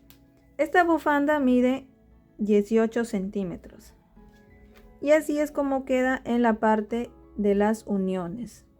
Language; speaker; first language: Spanish; native; Spanish